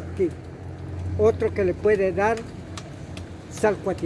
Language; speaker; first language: Spanish; native; Spanish